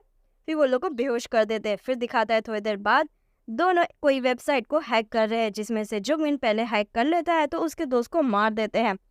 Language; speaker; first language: Hindi; native; Hindi